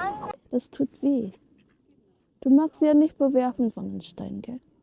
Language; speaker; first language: German; non-native, learner; Indonesian